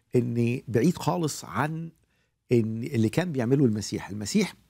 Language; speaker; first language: Arabic; native; Arabic